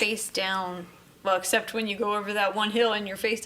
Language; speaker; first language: English; native; English